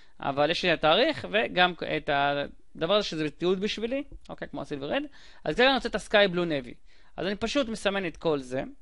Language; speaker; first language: Hebrew; native; Hebrew